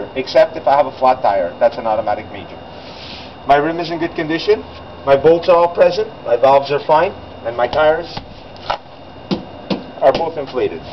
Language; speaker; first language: English; non-native, local second language; French